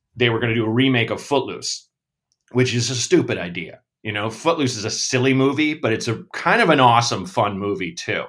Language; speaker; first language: English; native; English